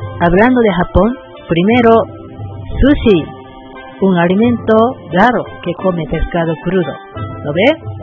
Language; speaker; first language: Spanish; non-native, learner; Japanese